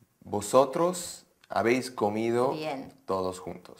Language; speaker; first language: Spanish; non-native, learner; Portuguese